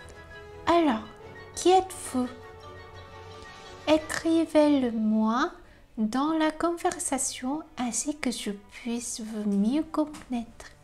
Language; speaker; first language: French; non-native, fluent; Korean